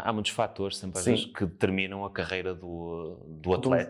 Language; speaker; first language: Portuguese; native; Portuguese